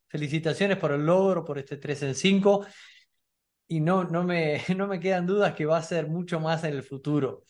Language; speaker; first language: Spanish; native; Spanish